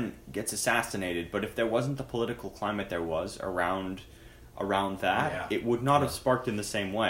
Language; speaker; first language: English; native; English